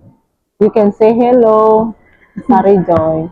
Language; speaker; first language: English; non-native, learner; Indonesian